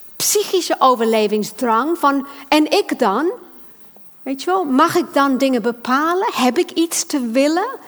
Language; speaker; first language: Dutch; non-native, fluent; English